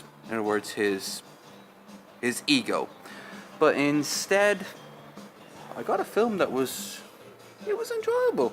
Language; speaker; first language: English; native; English